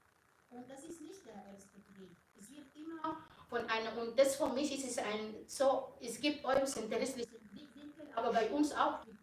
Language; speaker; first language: German; non-native, fluent; Arabic